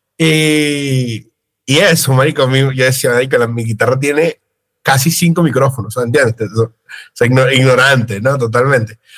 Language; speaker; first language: Spanish; native; Spanish